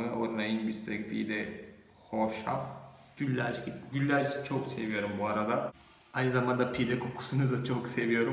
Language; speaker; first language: Turkish; non-native, fluent; Malayalam